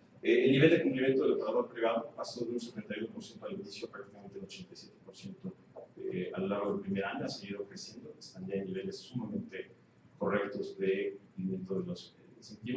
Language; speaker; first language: Spanish; native; Spanish